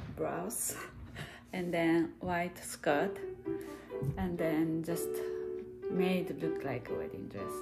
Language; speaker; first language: English; non-native, fluent; Japanese